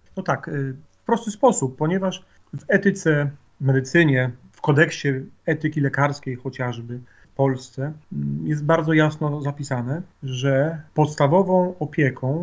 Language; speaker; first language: Polish; native; Polish